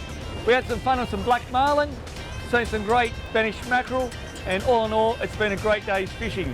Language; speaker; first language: English; native; English